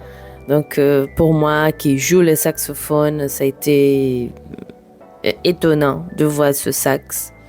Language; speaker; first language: French; non-native, fluent; Portuguese